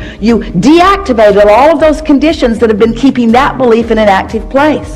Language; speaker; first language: English; native; English